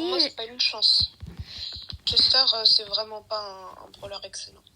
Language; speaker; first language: French; native; French